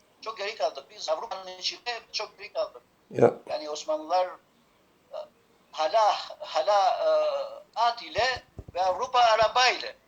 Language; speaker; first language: Turkish; non-native, learner; Albanian